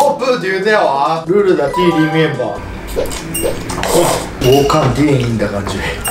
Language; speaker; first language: Chinese; non-native, learner; Japanese